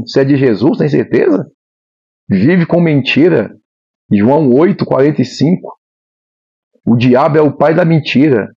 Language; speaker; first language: Portuguese; native; Portuguese